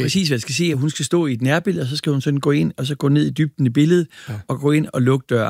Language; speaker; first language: Danish; native; Danish